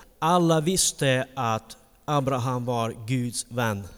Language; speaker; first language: Swedish; non-native, fluent; Ukrainian